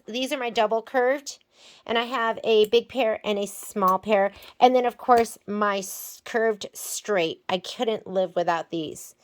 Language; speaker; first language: English; native; English